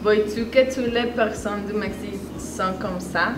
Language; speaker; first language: French; non-native, learner; Spanish